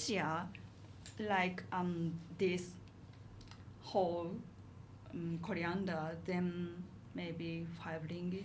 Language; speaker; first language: English; non-native, learner; Japanese